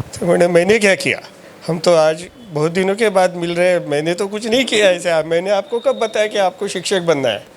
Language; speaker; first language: Hindi; non-native, local second language; Marathi